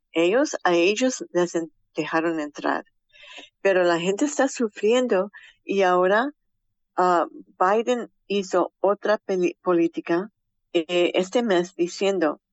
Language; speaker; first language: Spanish; early bilingual, heritage; Spanish